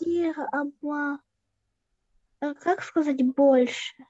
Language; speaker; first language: French; non-native, learner; Russian